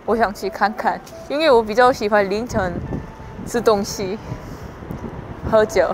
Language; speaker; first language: Chinese; non-native, fluent; Korean